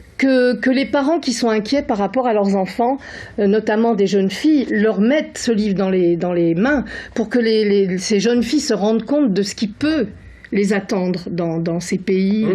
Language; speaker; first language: French; native; French